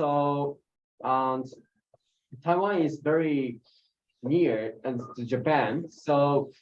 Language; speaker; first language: English; non-native, learner; Japanese